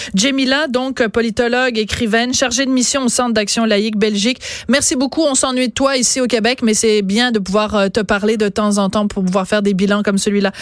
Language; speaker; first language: French; native; French